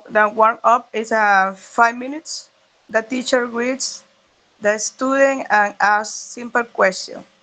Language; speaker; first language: English; non-native, learner; Spanish